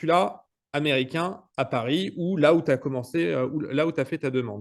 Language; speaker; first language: French; native; French